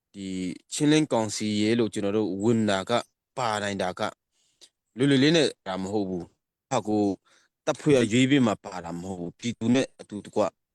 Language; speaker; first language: Burmese; non-native, local second language; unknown